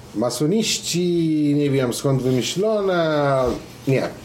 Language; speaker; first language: Polish; non-native, fluent; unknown